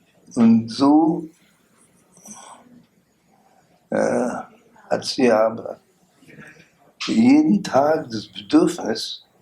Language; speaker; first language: German; non-native, learner; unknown